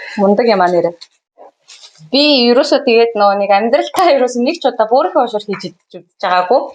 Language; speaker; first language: Mongolian; native; Mongolian